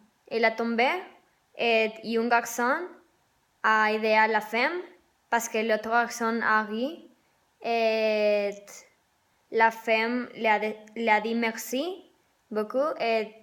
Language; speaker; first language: French; non-native, learner; Spanish